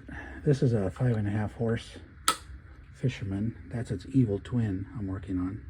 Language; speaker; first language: English; native; English